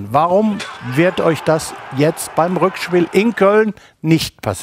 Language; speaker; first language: German; native; German